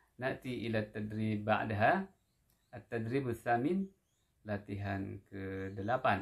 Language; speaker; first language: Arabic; non-native, fluent; Indonesian